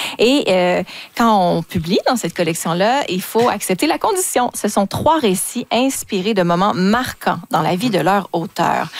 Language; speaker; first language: French; native; French